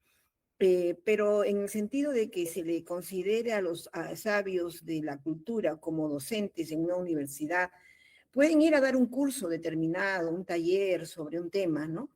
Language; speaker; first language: Spanish; native; Spanish